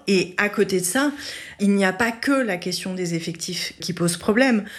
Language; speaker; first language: French; native; French